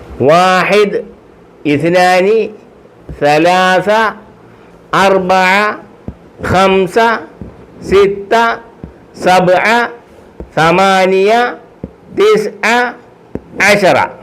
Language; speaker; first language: Arabic; non-native, fluent; Malayalam